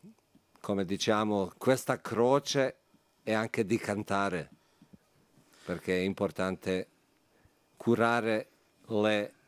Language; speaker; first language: Italian; non-native, fluent; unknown